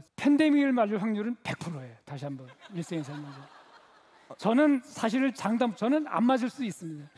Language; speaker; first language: Korean; native; Korean